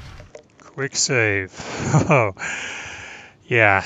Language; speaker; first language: English; native; English